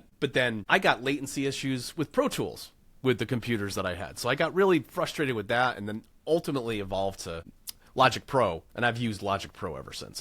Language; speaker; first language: English; native; English